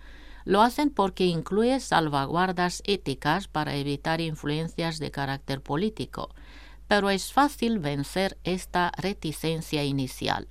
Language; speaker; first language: Spanish; non-native, fluent; Romanian